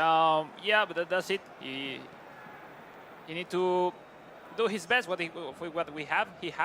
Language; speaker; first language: English; non-native, fluent; Spanish